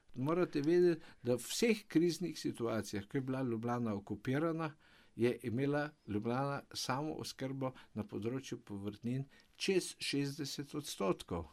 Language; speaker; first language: Slovenian; native; Slovenian